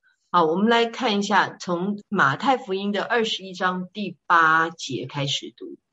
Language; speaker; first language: Chinese; native; Chinese